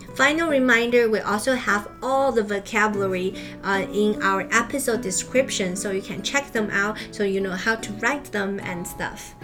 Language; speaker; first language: English; non-native, fluent; Chinese